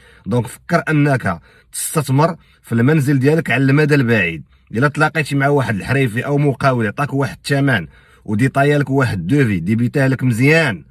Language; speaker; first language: Arabic; native; Arabic